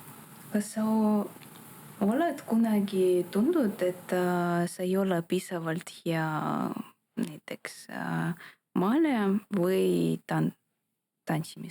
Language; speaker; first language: Estonian; non-native, local second language; Russian